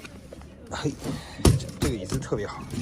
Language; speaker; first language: Chinese; native; Chinese